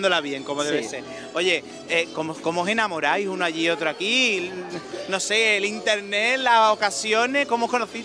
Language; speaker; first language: Spanish; native; Spanish